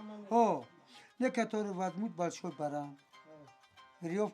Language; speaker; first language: Russian; non-native, learner; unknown